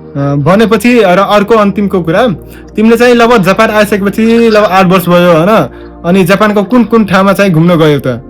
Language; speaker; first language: Nepali; native; Nepali